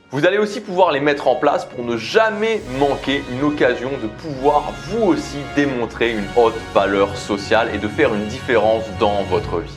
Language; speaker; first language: French; native; French